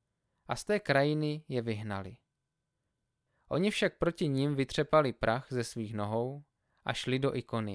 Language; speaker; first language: Czech; native; Czech